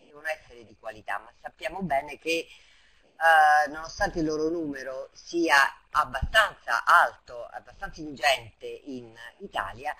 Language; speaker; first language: Italian; native; Italian